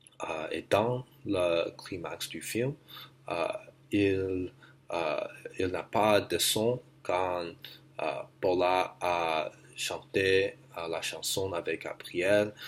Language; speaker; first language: French; non-native, learner; English